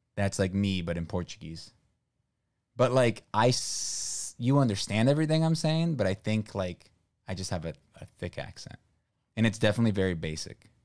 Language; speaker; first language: English; non-native, fluent; Portuguese